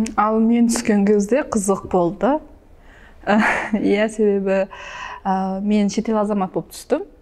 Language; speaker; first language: Kazakh; early bilingual, heritage; Kazakh